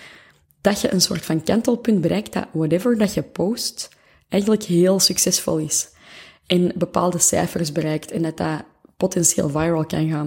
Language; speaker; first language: Dutch; native; Dutch